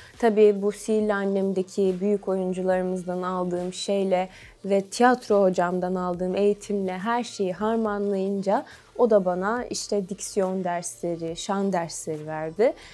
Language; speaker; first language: Turkish; native; Turkish